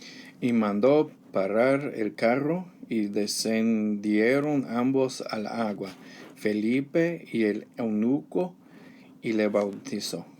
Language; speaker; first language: Spanish; non-native, learner; English